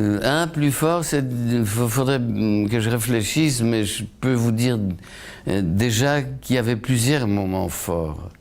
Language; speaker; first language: French; non-native, fluent; Polish